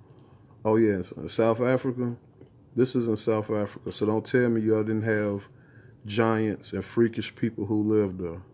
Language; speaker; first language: English; native; English